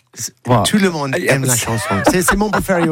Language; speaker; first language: French; non-native, learner; English